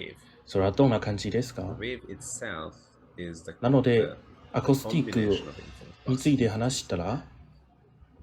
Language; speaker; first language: Japanese; non-native, learner; English